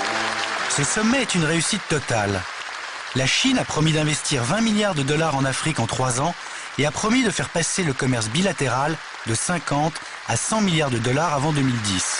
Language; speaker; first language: French; native; French